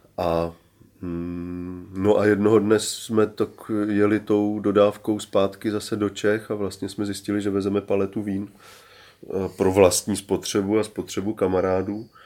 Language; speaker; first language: Czech; native; Czech